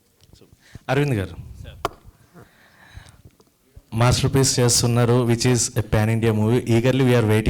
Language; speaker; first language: Telugu; native; Telugu